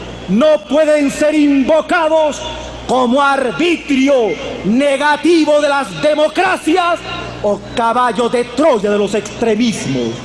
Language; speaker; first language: Spanish; native; Spanish